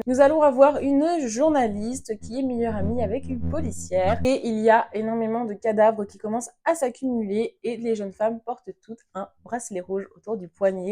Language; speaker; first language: French; native; French